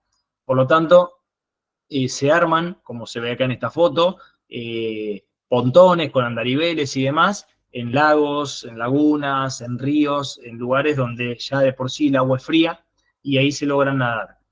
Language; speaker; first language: Spanish; native; Spanish